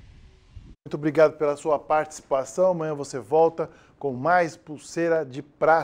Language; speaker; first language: Portuguese; native; Portuguese